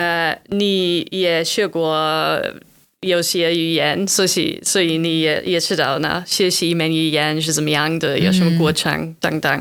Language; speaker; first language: Chinese; non-native, fluent; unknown